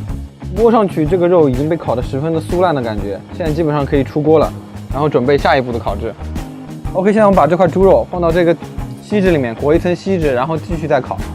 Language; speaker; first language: Chinese; native; Chinese